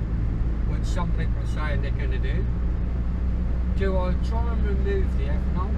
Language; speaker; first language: English; native; English